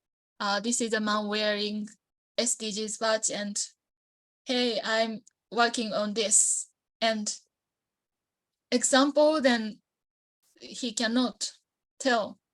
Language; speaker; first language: English; non-native, learner; Japanese